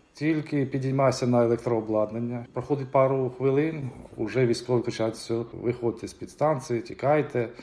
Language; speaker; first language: Ukrainian; native; Ukrainian